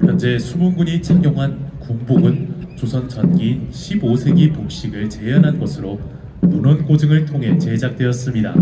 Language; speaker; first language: Korean; native; Korean